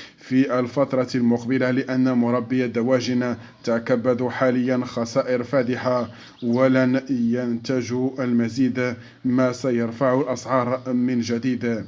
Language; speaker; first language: Arabic; native; Arabic